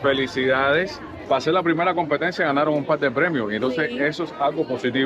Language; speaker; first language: Spanish; native; Spanish